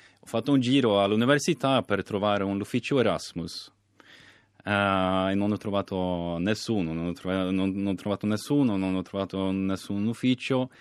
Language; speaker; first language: Italian; non-native, fluent; Swedish